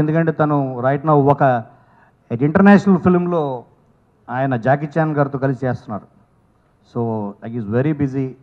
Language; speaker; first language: Telugu; native; Telugu